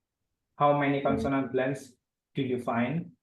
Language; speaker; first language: English; non-native, fluent; Indonesian